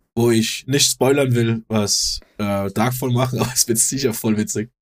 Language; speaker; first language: German; non-native, fluent; Danish